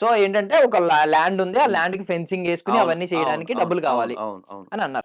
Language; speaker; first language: Telugu; native; Telugu